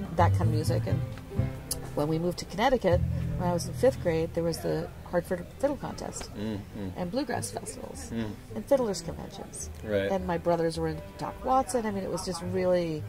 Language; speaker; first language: English; native; English